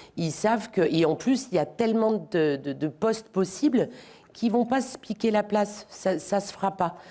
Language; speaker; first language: French; native; French